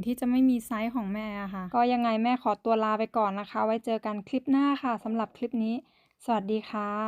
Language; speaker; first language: Thai; native; Thai